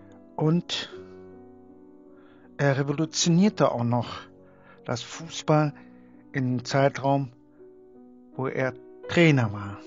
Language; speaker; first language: German; early bilingual, other home language; Turkish